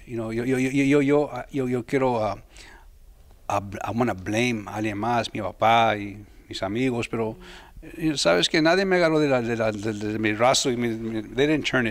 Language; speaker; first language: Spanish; early bilingual, heritage; Spanish